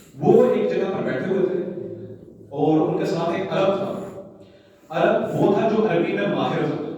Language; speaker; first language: Urdu; non-native, local second language; Punjabi